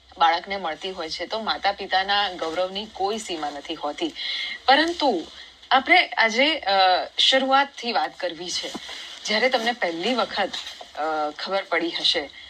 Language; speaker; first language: Gujarati; native; Gujarati